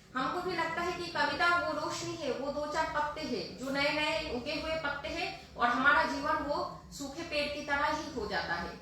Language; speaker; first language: Hindi; non-native, local second language; Bangla